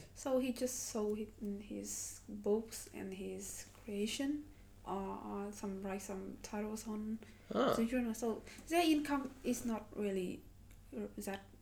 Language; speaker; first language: English; non-native, learner; Vietnamese